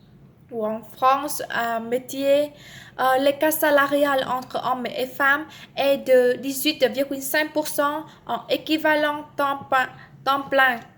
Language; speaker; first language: French; non-native, learner; Vietnamese